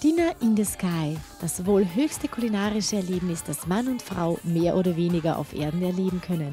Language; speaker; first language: German; native; German